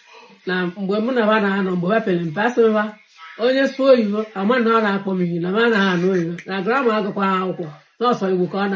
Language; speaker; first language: Igbo; native; Igbo